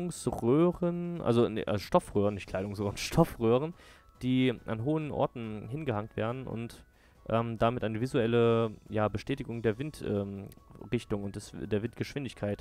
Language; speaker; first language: German; native; German